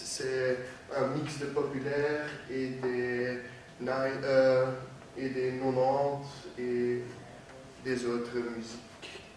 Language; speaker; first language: French; non-native, learner; Dutch